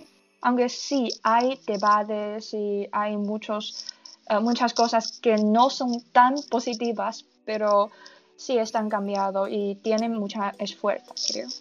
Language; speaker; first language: Spanish; non-native, learner; Chinese